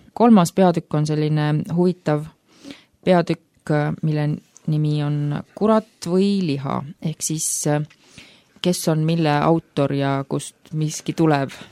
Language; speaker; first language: Estonian; native; Estonian